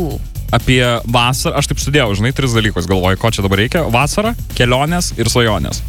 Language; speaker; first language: Lithuanian; native; Lithuanian